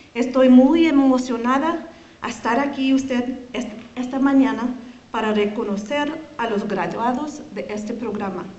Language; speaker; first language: Spanish; early bilingual, heritage; Spanish